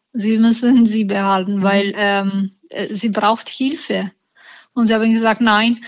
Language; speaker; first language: German; non-native, learner; Italian